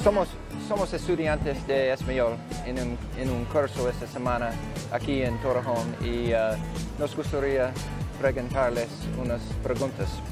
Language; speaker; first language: Spanish; non-native, learner; English